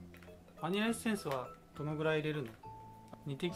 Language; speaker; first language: Japanese; native; Japanese